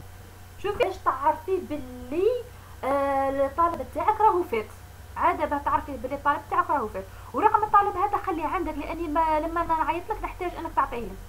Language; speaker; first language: Arabic; native; Arabic